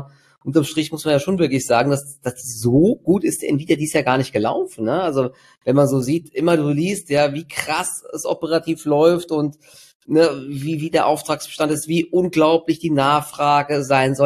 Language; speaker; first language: German; native; German